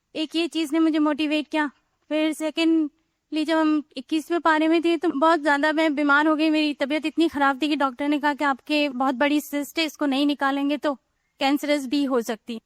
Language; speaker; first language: Urdu; non-native, fluent; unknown